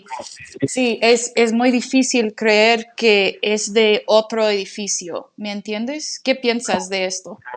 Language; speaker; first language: Spanish; non-native, fluent; English